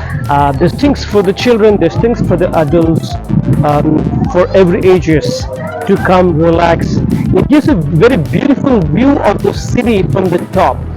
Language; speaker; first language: English; non-native, local second language; Telugu